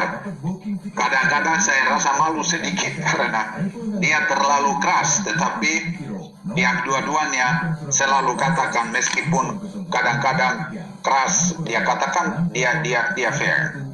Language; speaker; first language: Indonesian; non-native, fluent; Finnish